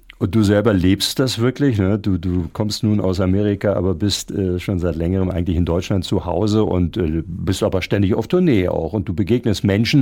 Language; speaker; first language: German; native; German